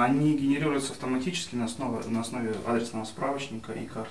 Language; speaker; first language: Russian; native; Russian